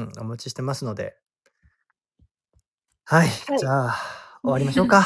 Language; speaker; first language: Japanese; native; Japanese